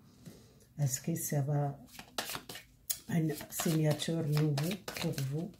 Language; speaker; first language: French; non-native, learner; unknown